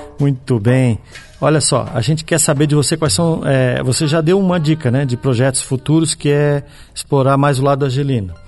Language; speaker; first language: Portuguese; native; Portuguese